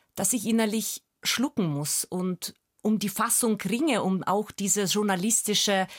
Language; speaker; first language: German; non-native, fluent; Russian